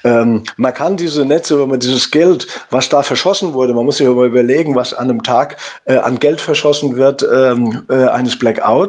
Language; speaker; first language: German; native; German